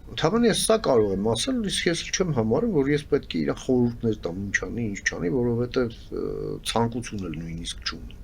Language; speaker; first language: Armenian; native; Armenian